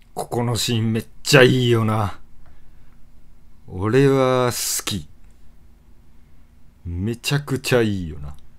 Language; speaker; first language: Japanese; native; Japanese